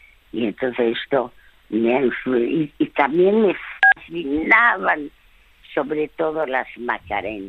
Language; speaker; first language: Spanish; early bilingual, other home language; French